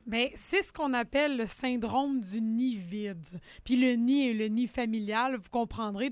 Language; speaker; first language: French; native; French